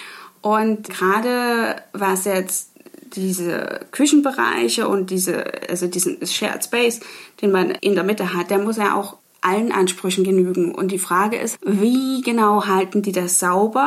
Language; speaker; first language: German; native; German